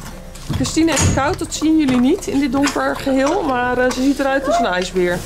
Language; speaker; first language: Dutch; native; Dutch